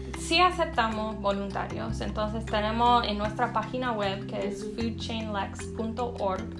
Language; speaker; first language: Spanish; non-native, fluent; English